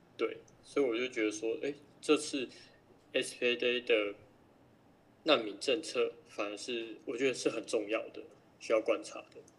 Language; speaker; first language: Chinese; native; Chinese